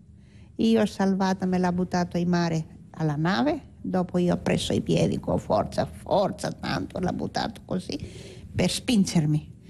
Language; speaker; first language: Italian; non-native, learner; Greek